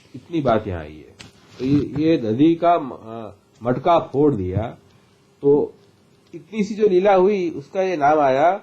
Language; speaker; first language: Hindi; non-native, local second language; Gujarati